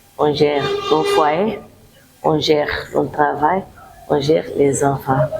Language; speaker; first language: French; non-native, local second language; Wolof